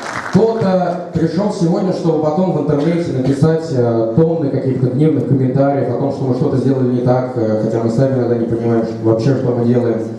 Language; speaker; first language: Russian; native; Russian